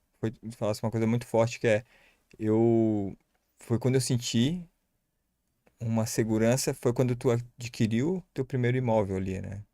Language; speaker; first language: Portuguese; native; Portuguese